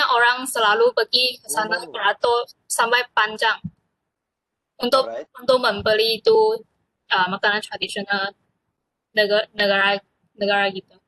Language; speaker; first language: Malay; non-native, local second language; Chinese